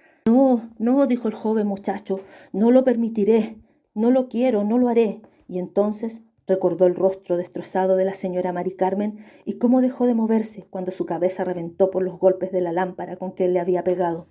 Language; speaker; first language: Spanish; native; Spanish